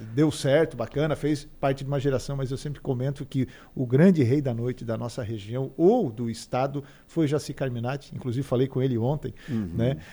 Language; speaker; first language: Portuguese; native; Portuguese